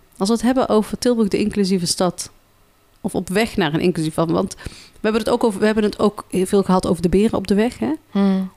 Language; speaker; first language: Dutch; early bilingual, other home language; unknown